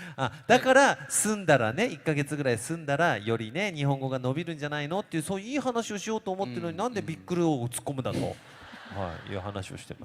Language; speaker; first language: Japanese; native; Japanese